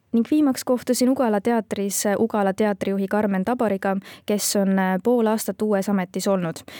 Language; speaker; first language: Estonian; native; Estonian